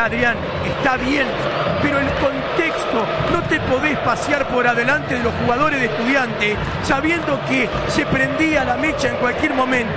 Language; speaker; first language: Spanish; native; Spanish